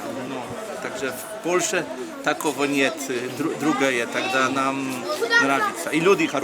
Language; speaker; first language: Russian; non-native, learner; Polish